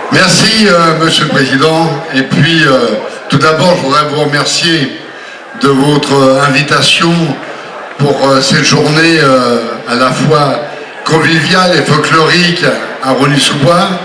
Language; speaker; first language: French; native; French